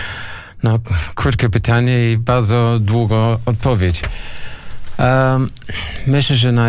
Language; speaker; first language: Polish; non-native, learner; English